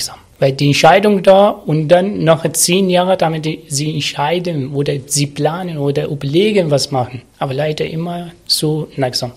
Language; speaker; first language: German; non-native, learner; Arabic